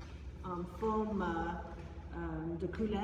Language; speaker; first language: French; non-native, fluent; English